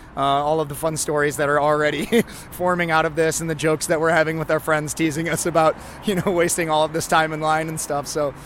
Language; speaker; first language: English; native; English